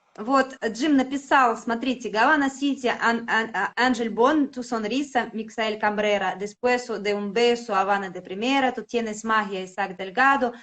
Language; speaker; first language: Russian; native; Russian